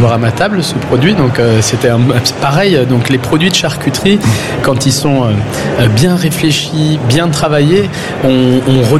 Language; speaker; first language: French; native; French